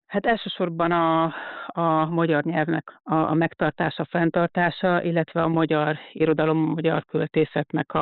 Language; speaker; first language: Hungarian; native; Hungarian